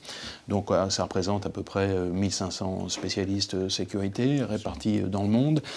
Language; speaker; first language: French; native; French